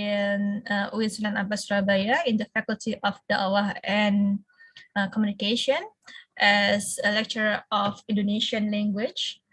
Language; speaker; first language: English; non-native, fluent; Indonesian